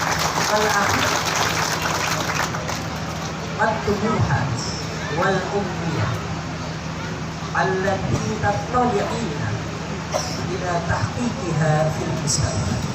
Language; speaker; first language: Arabic; non-native, fluent; Indonesian